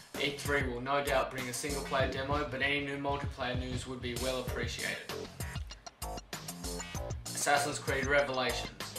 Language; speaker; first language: English; native; English